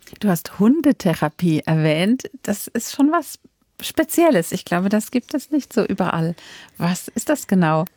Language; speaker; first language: German; native; German